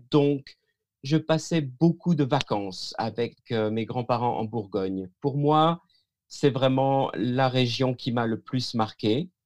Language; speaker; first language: French; native; French